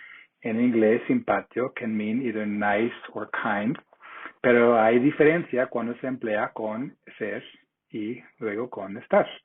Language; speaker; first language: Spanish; non-native, fluent; English